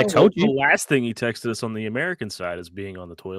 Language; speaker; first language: English; native; English